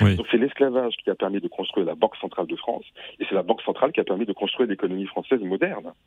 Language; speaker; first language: French; native; French